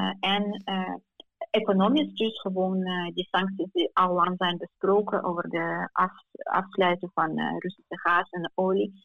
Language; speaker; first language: Dutch; non-native, fluent; Ukrainian